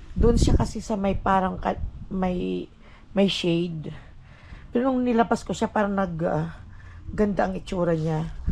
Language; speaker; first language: Filipino; native; Filipino